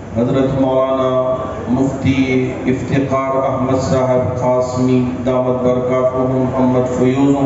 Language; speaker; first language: Urdu; native; Urdu